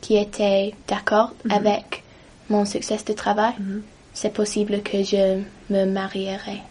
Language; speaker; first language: French; non-native, learner; English